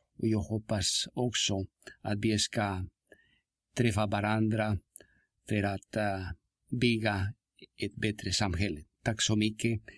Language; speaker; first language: Swedish; non-native, fluent; Spanish